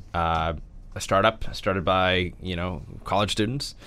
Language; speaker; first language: English; native; English